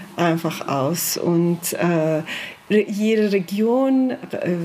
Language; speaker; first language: German; non-native, fluent; Slovenian